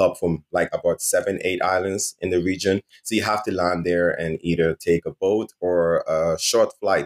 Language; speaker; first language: English; non-native, fluent; Dutch